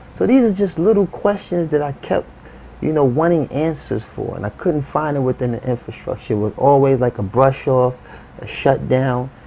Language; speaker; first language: English; native; English